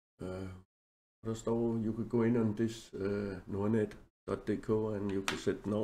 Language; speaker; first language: English; non-native, learner; Danish